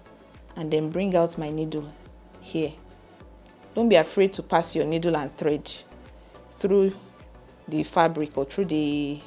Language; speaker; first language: English; native; English